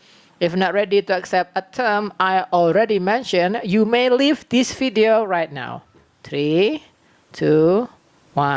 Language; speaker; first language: English; non-native, learner; Indonesian